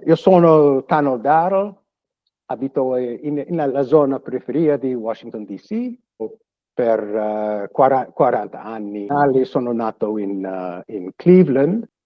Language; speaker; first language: Italian; early bilingual, other home language; English